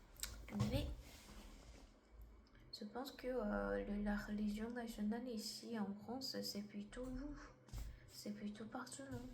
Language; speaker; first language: French; non-native, learner; Korean